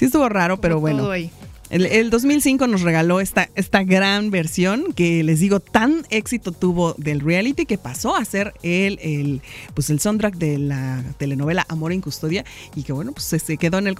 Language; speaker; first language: Spanish; native; Spanish